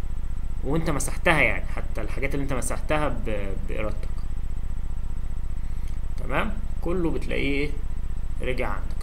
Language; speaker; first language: Arabic; native; Arabic